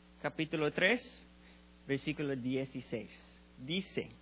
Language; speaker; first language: Spanish; non-native, learner; English